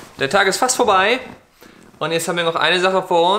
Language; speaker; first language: German; native; German